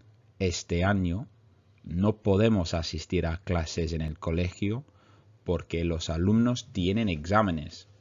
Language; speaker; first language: Spanish; non-native, fluent; English